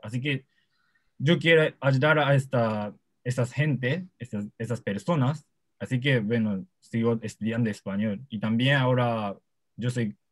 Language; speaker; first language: Spanish; non-native, learner; Japanese